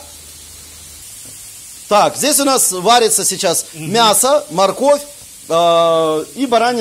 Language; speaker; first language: Russian; native; Russian